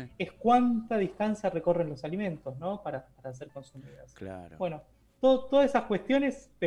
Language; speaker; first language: Spanish; native; Spanish